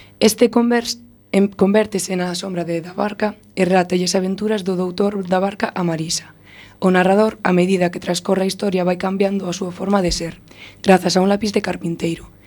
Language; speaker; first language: Galician; non-native, local second language; Spanish